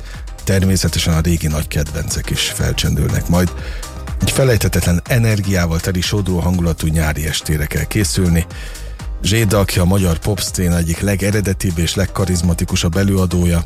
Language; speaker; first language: Hungarian; native; Hungarian